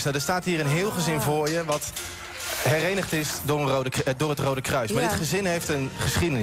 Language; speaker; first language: Dutch; native; Dutch